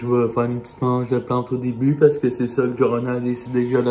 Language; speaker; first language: French; native; French